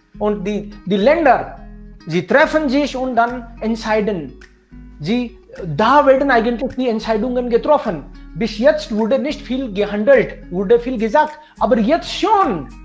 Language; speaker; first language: German; non-native, fluent; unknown